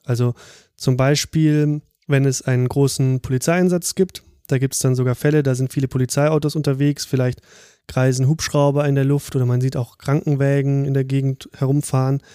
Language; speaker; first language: German; native; German